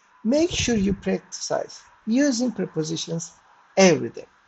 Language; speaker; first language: English; non-native, fluent; Turkish